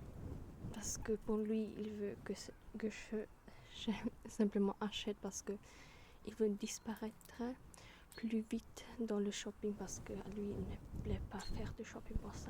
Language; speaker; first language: French; non-native, learner; German